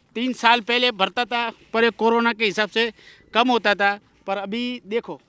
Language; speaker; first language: Hindi; non-native, local second language; Gujarati